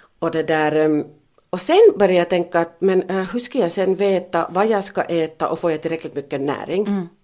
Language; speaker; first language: Swedish; non-native, local second language; Finnish